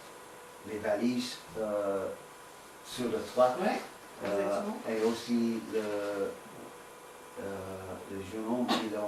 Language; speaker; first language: French; non-native, learner; English